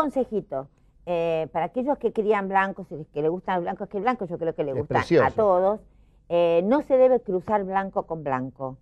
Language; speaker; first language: Spanish; native; Spanish